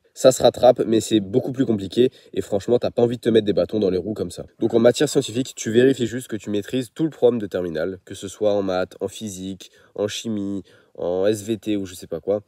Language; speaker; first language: French; native; French